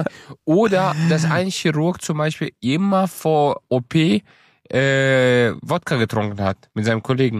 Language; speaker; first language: German; early bilingual, other home language; Romanian